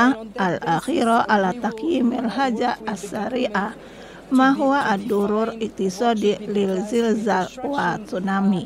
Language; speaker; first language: Arabic; non-native, fluent; Indonesian